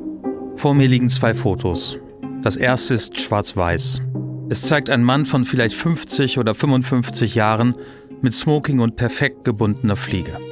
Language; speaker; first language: German; native; German